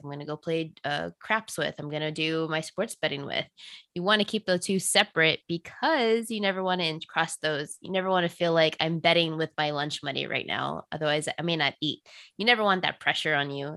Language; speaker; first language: English; native; English